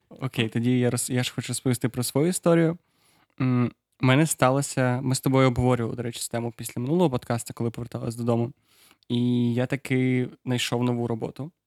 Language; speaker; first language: Ukrainian; non-native, local second language; Russian